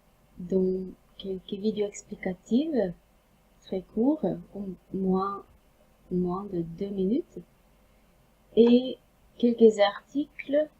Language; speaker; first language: French; non-native, fluent; Norwegian